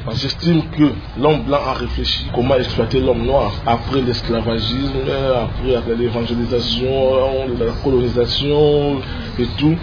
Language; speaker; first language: French; non-native, local second language; Lingala